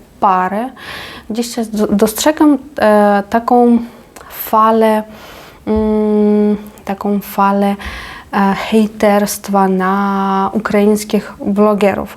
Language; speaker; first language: Polish; non-native, fluent; Ukrainian